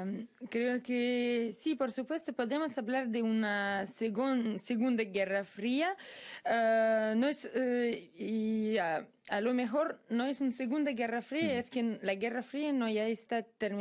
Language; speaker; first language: Spanish; non-native, fluent; Russian